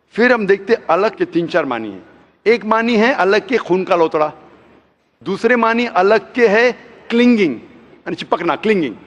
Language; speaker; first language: Hindi; non-native, local second language; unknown